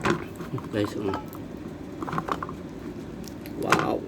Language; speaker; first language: English; non-native, learner; Filipino